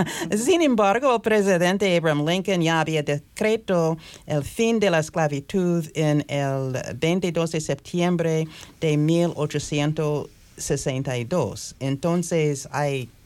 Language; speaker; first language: Spanish; non-native, fluent; English